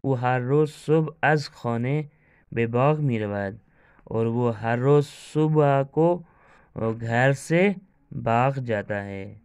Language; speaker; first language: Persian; non-native, fluent; Urdu